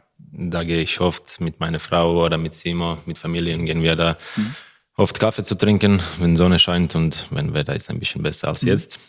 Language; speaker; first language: German; non-native, learner; Croatian